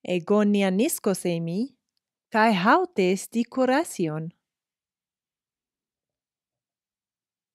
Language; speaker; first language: Greek; non-native, fluent; English